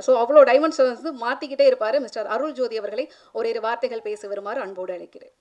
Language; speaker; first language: Tamil; native; Tamil